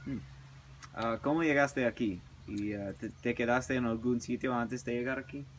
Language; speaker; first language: Spanish; early bilingual, heritage; English